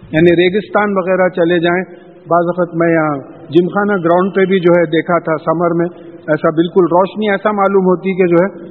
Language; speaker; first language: Urdu; native; Urdu